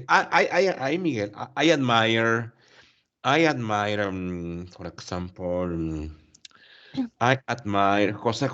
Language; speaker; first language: English; non-native, learner; Spanish